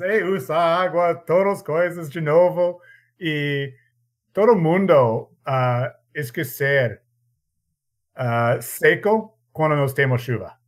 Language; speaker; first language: Portuguese; non-native, learner; English